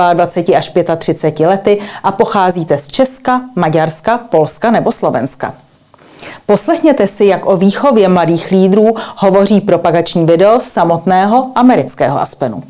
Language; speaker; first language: Czech; native; Czech